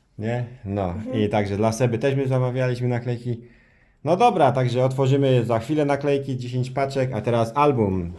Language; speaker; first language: Polish; early bilingual, heritage; Polish